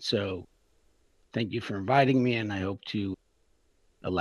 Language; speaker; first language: English; native; English